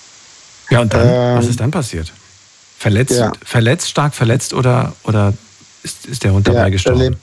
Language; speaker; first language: German; native; German